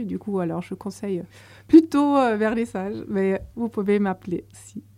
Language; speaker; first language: French; non-native, fluent; German